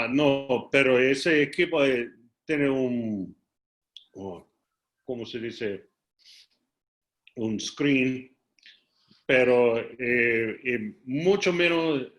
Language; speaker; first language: Spanish; non-native, learner; English